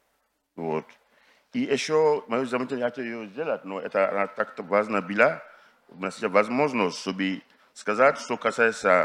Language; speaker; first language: Russian; non-native, fluent; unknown